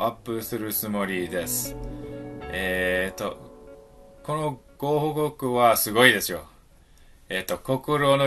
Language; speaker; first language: Japanese; non-native, learner; English